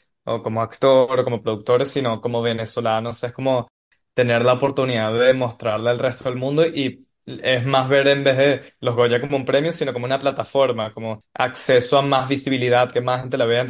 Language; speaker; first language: Spanish; native; Spanish